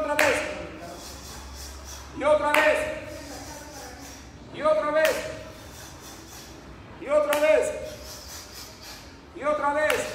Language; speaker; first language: Spanish; native; Spanish